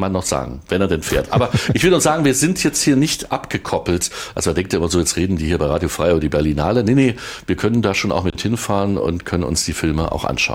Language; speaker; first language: German; native; German